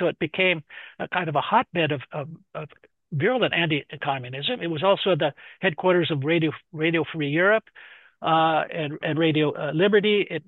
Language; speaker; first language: English; native; English